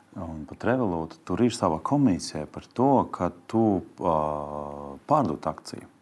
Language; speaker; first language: Latvian; non-native, local second language; Russian